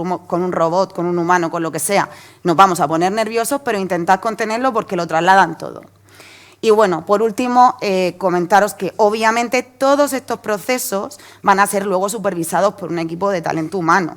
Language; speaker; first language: Spanish; native; Spanish